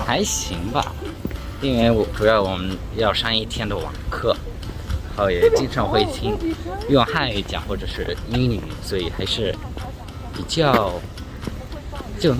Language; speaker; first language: Chinese; non-native, fluent; Mongolian